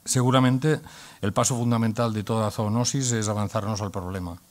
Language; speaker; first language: Spanish; non-native, local second language; Catalan